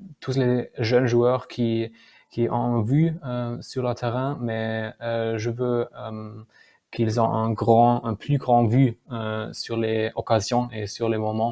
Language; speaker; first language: French; non-native, learner; German